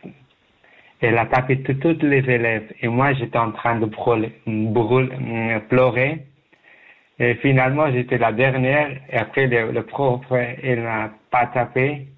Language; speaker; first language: French; non-native, learner; Persian